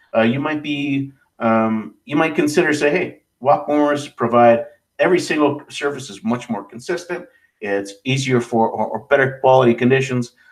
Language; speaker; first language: English; native; English